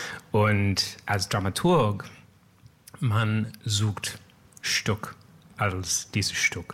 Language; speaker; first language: German; non-native, learner; English